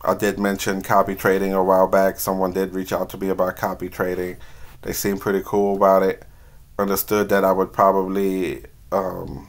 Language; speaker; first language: English; native; English